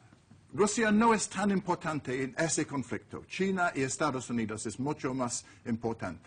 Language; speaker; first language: Spanish; non-native, learner; English